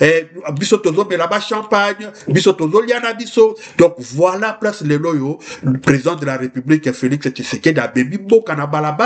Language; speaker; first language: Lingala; native; Lingala